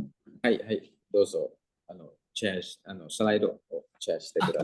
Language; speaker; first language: Japanese; non-native, fluent; Thai